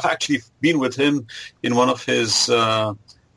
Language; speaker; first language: English; non-native, local second language; German